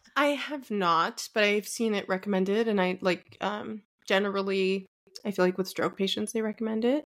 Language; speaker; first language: English; early bilingual, other home language; Arabic